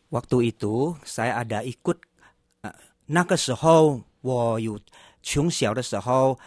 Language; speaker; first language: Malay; non-native, local second language; Chinese